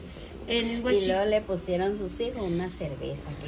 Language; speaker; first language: Spanish; native; Spanish